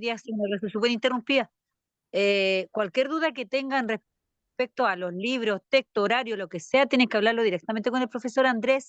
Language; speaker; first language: Spanish; native; Spanish